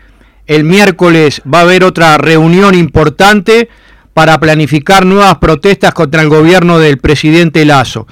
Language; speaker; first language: Spanish; native; Spanish